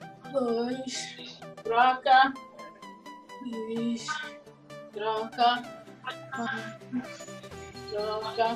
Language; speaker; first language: Portuguese; native; Portuguese